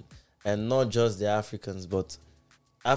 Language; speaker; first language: English; non-native, local second language; Igbo